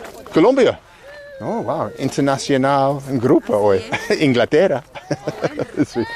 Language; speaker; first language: Spanish; non-native, learner; English